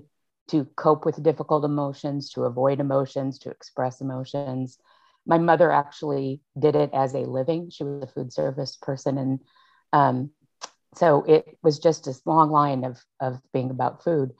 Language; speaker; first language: English; native; English